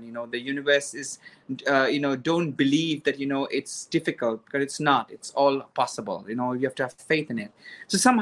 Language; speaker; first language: English; non-native, local second language; Konkani